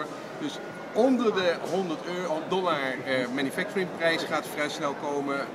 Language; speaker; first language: Dutch; native; Dutch